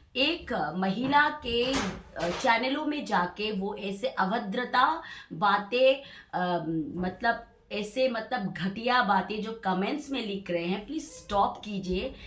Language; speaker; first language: Hindi; non-native, local second language; Manipuri